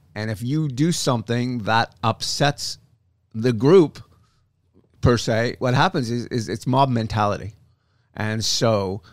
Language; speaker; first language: English; native; English